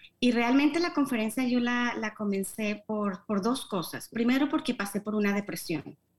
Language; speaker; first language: Spanish; native; Spanish